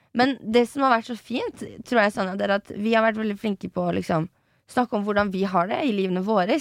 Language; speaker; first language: Norwegian; early bilingual, other home language; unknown